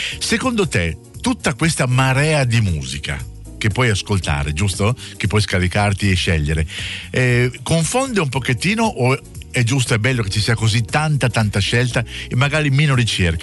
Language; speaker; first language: Italian; native; Italian